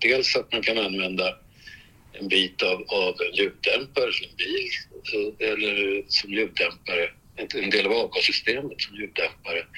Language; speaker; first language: Swedish; native; Swedish